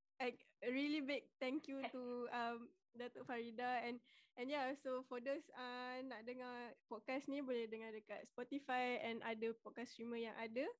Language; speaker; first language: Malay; native; Malay